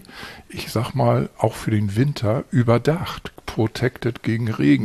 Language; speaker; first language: German; native; German